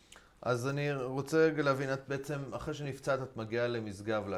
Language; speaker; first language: Hebrew; native; Hebrew